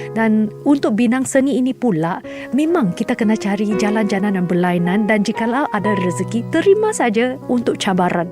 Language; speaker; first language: Malay; non-native, local second language; Chinese